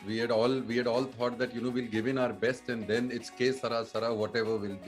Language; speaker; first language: English; non-native, local second language; Hindi